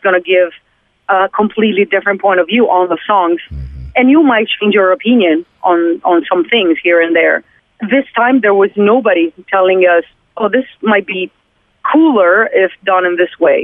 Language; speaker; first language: English; non-native, fluent; Italian